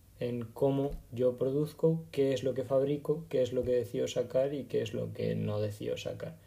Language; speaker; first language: Spanish; native; Spanish